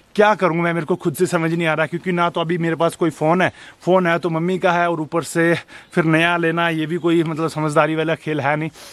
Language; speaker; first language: Hindi; native; Hindi